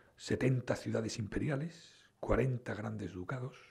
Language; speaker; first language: Spanish; native; Spanish